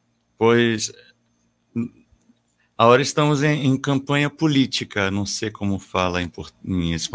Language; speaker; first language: Spanish; non-native, learner; Portuguese